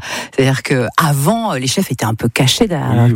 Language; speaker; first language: French; native; French